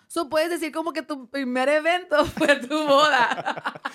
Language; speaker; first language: Spanish; non-native, fluent; English